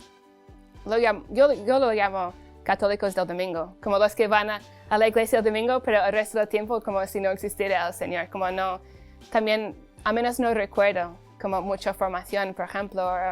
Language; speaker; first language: Spanish; non-native, fluent; English